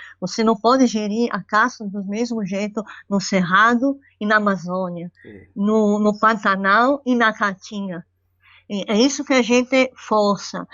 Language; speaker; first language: Portuguese; non-native, fluent; Italian